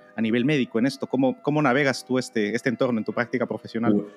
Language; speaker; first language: Spanish; native; Spanish